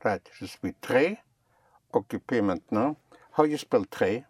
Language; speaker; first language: French; non-native, fluent; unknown